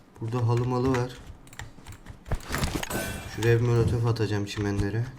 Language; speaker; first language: Turkish; native; Turkish